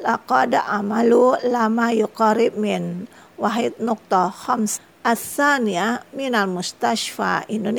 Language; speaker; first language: Arabic; non-native, fluent; Indonesian